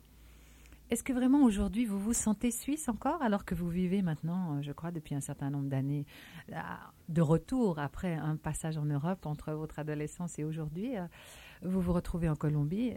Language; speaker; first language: French; native; French